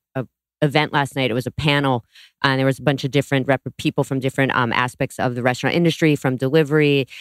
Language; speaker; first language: English; native; English